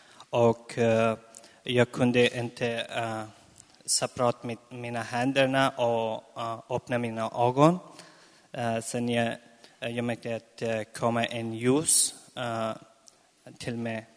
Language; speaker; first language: Swedish; non-native, learner; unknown